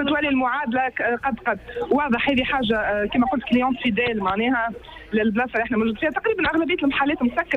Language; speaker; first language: Arabic; native; Arabic